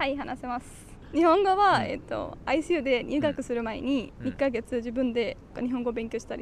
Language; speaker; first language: Japanese; non-native, learner; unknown